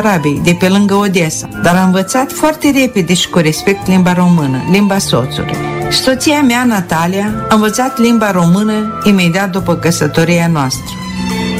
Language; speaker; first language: Romanian; non-native, local second language; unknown